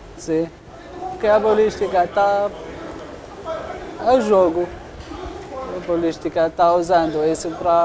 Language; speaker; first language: Portuguese; non-native, local second language; Arabic